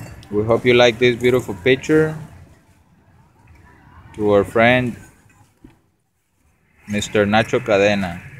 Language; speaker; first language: English; non-native, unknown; Spanish